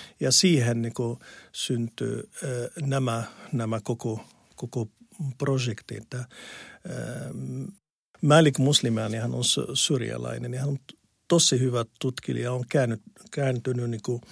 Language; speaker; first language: Finnish; non-native, learner; Arabic